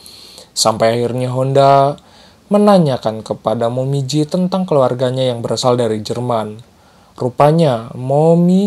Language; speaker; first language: Indonesian; native; Indonesian